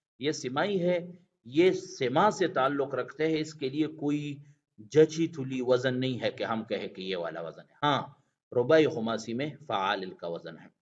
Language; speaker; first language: Urdu; non-native, local second language; Pashto